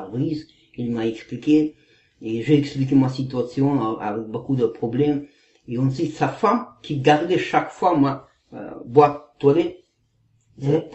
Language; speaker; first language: French; non-native, learner; Kazakh